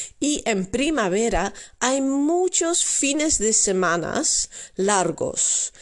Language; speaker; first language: Spanish; non-native, learner; Dutch